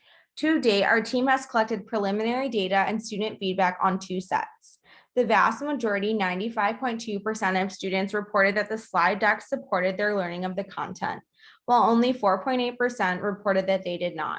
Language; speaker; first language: English; native; English